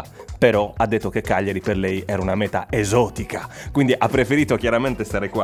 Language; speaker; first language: Italian; native; Italian